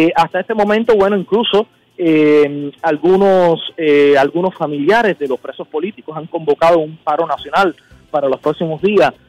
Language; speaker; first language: Spanish; native; Spanish